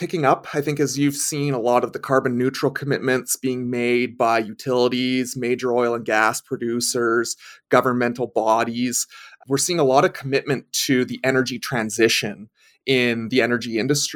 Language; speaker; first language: English; native; English